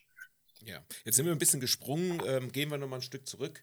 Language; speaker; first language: German; native; German